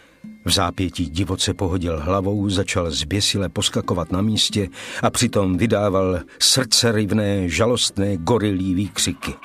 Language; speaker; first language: Czech; native; Czech